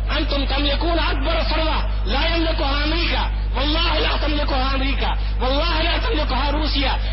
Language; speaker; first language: Arabic; non-native, fluent; Urdu